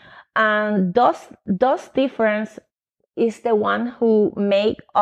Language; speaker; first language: English; non-native, fluent; Spanish